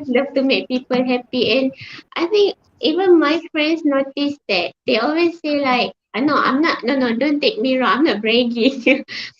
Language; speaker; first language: English; non-native, fluent; Malay